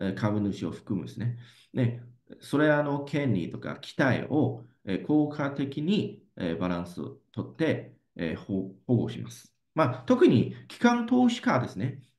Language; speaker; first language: Japanese; non-native, fluent; Chinese